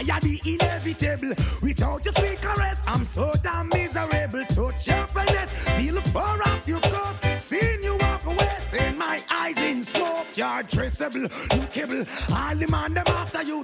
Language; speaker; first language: English; non-native, fluent; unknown